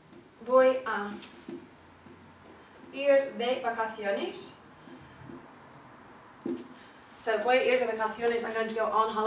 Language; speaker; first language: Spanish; non-native, fluent; English